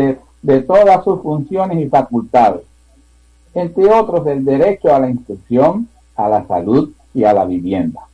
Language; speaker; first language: Spanish; native; Spanish